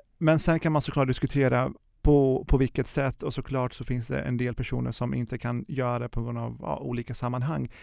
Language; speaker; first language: Swedish; early bilingual, other home language; Arabic